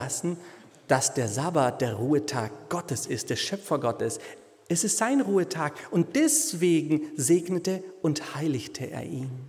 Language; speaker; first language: German; native; German